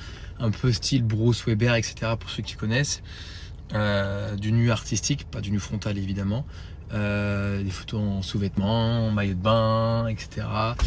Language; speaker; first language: French; native; French